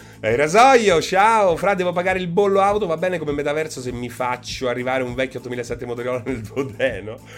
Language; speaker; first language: Italian; native; Italian